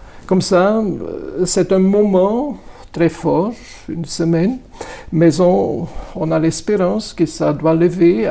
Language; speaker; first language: French; non-native, local second language; Dutch